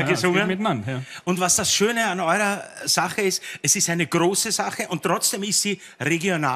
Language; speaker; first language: German; native; German